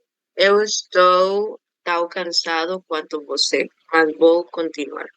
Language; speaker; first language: Portuguese; non-native, learner; Spanish